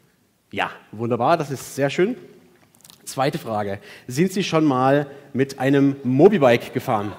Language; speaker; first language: German; native; German